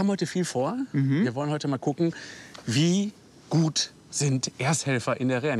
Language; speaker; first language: German; native; German